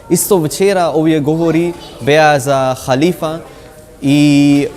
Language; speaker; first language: Macedonian; non-native, local second language; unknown